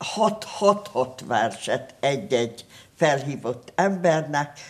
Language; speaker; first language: Hungarian; native; Hungarian